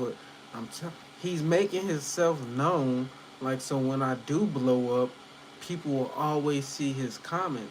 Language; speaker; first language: English; native; English